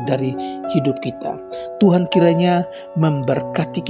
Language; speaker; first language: Indonesian; native; Indonesian